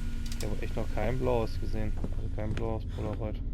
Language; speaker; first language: German; native; German